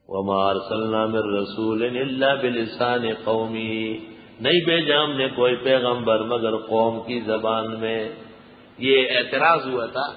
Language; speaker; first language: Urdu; non-native, local second language; Pashto